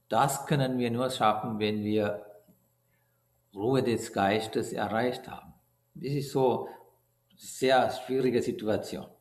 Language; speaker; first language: German; non-native, learner; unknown